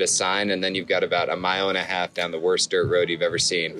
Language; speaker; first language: English; native; English